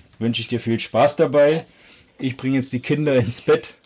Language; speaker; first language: German; native; German